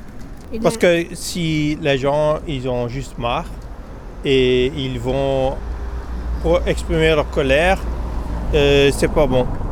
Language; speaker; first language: French; non-native, local second language; Dutch